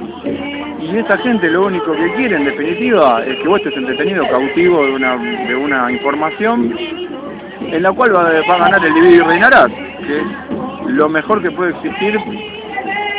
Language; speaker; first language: Spanish; native; Spanish